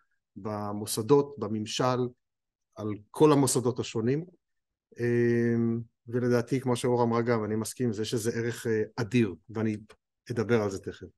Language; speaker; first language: Hebrew; native; Hebrew